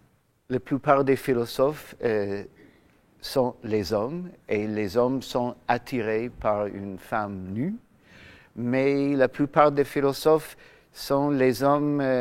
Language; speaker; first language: French; non-native, fluent; English